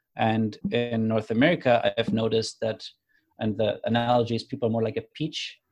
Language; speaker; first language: English; non-native, fluent; German